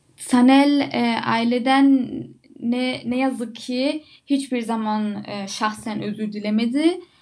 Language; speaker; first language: Turkish; early bilingual, heritage; Turkish